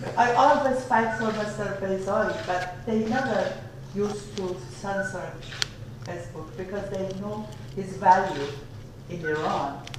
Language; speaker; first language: English; non-native, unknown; Persian